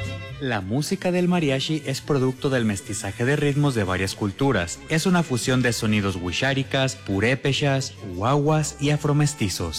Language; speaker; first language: Spanish; native; Spanish